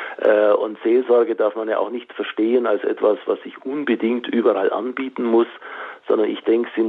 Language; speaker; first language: German; native; German